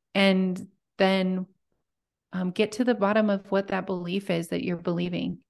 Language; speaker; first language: English; native; English